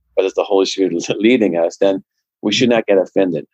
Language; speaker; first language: English; non-native, fluent; Dutch